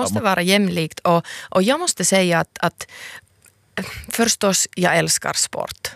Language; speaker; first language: Swedish; non-native, local second language; Finnish